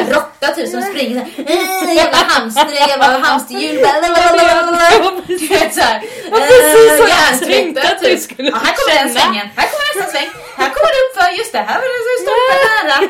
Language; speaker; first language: Swedish; native; Swedish